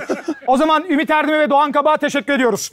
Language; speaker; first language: Turkish; native; Turkish